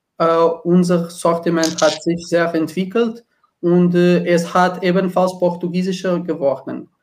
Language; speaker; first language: German; non-native, learner; Portuguese